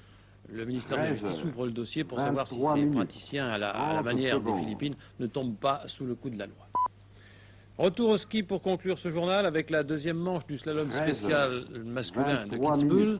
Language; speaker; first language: French; native; French